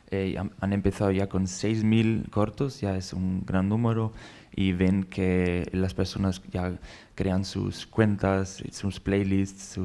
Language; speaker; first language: Spanish; non-native, fluent; German